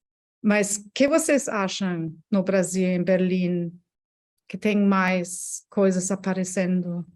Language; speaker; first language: Portuguese; non-native, fluent; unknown